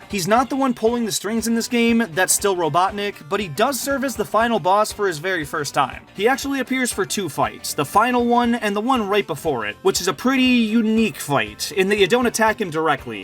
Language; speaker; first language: English; native; English